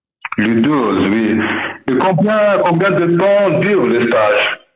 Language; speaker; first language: French; non-native, learner; Arabic